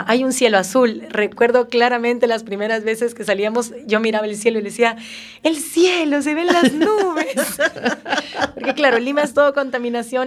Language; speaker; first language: Spanish; native; Spanish